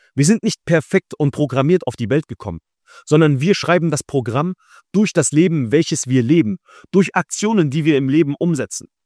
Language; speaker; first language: German; early bilingual, other home language; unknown